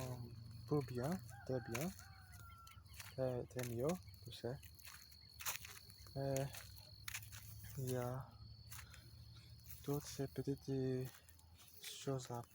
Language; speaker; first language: French; non-native, learner; Portuguese